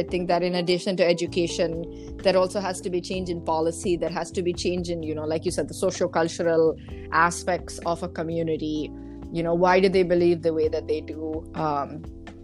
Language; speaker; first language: English; non-native, local second language; Tamil